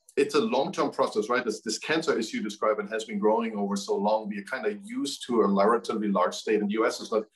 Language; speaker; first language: English; non-native, fluent; German